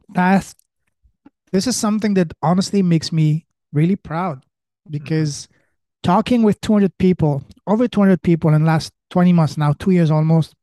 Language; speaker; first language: English; early bilingual, other home language; French